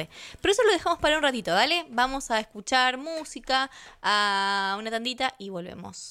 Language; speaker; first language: Spanish; native; Spanish